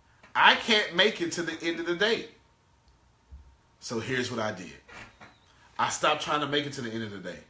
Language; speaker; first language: English; native; English